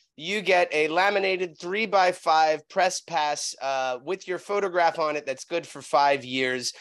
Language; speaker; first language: English; native; English